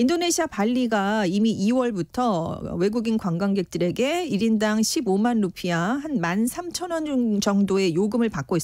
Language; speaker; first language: Korean; native; Korean